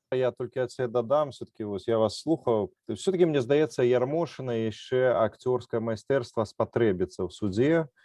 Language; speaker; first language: Belarusian; non-native, local second language; Russian